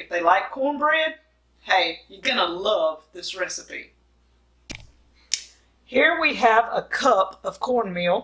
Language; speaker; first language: English; native; English